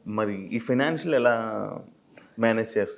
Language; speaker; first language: Telugu; native; Telugu